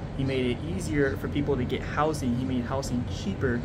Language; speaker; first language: English; native; English